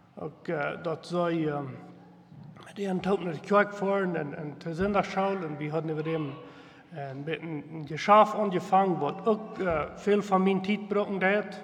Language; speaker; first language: German; non-native, local second language; Plautdietsch